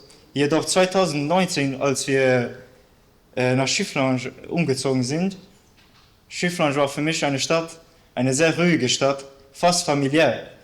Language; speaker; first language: German; early bilingual, other home language; Bosnian